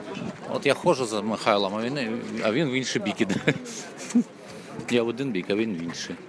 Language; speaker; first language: Ukrainian; native; Ukrainian